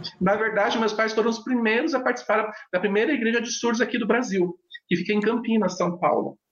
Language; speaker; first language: Portuguese; non-native, local second language; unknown